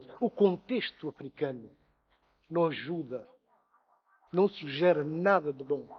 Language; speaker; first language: Portuguese; non-native, local second language; Upper Guinea Crioulo